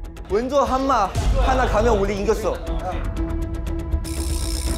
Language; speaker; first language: Korean; non-native, fluent; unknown